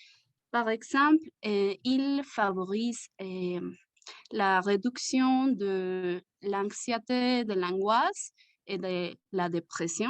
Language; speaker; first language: French; non-native, learner; Spanish